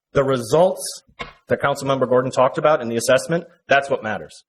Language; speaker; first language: English; native; English